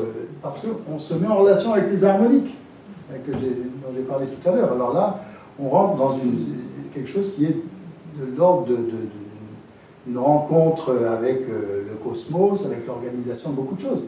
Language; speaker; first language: French; native; French